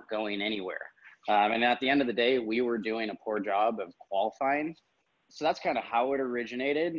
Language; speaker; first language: English; native; English